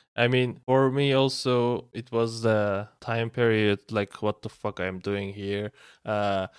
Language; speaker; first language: English; non-native, fluent; Turkish